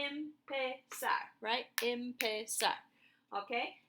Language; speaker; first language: Spanish; non-native, fluent; English